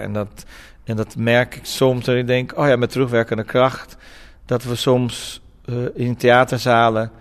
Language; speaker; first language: Dutch; non-native, fluent; Portuguese